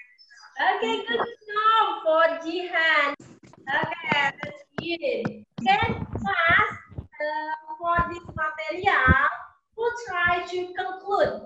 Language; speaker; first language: English; non-native, learner; Indonesian